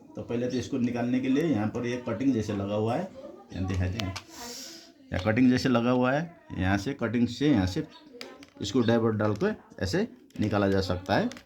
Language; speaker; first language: Hindi; non-native, fluent; Nepali